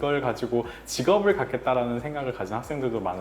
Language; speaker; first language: Korean; native; Korean